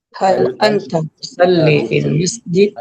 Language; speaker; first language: Arabic; non-native, learner; Indonesian